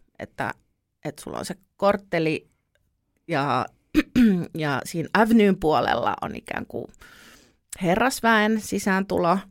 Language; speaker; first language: Finnish; early bilingual, other home language; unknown